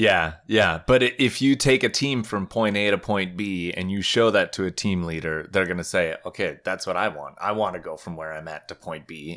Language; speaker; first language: English; native; English